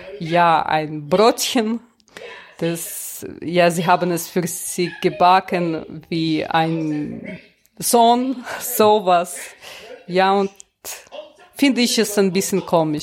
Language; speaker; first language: German; non-native, learner; Russian